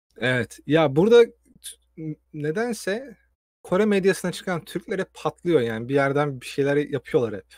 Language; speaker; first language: Turkish; native; Turkish